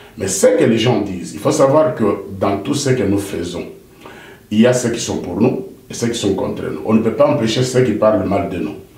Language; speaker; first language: French; non-native, local second language; Lingala